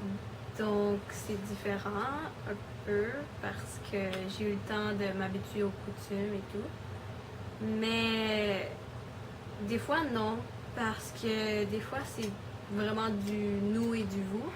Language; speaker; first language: French; early bilingual, other home language; Spanish